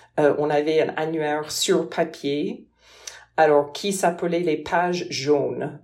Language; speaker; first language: French; non-native, fluent; English